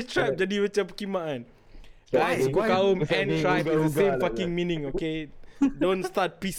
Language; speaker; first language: English; non-native, local second language; Malay